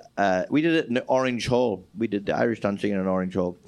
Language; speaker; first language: English; native; English